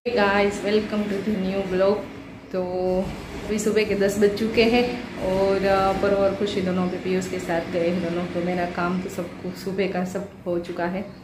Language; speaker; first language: Hindi; non-native, local second language; Gujarati